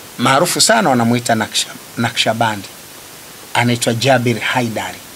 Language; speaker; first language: Swahili; native; Swahili